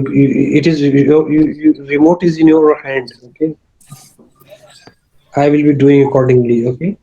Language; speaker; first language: English; non-native, local second language; Urdu